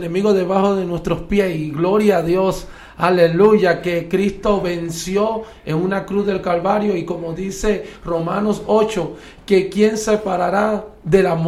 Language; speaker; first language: Spanish; native; Spanish